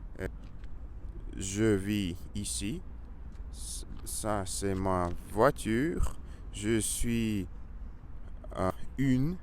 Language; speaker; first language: French; non-native, learner; Russian